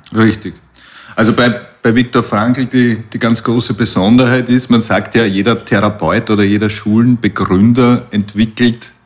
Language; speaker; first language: German; native; German